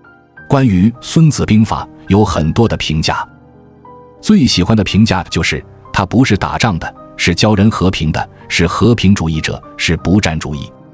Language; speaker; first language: Chinese; native; Chinese